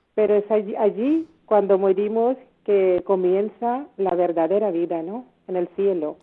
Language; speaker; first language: Spanish; non-native, learner; Malayalam